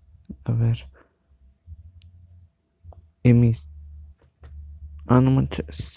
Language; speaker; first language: Spanish; native; Spanish